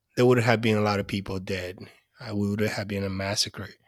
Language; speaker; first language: English; early bilingual, other home language; Spanish